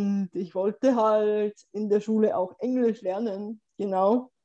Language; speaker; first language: German; non-native, fluent; Bulgarian